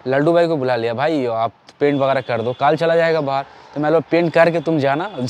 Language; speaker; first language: Hindi; non-native, local second language; Bangla